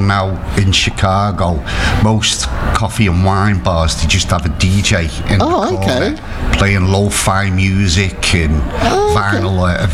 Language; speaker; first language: English; native; English